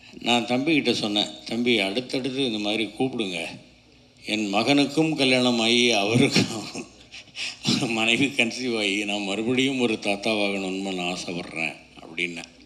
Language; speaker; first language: Tamil; native; Tamil